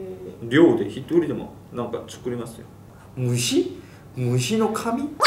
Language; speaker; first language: Japanese; non-native, fluent; Korean